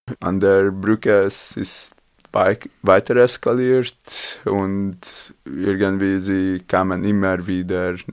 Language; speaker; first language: German; non-native, learner; Latvian